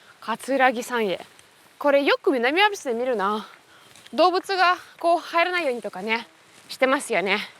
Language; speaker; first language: Japanese; non-native, fluent; Russian